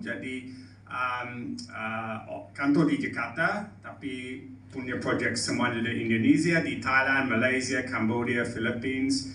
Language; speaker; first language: Indonesian; non-native, learner; English